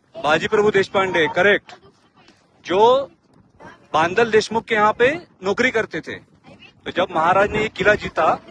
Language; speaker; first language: Hindi; non-native, local second language; Marathi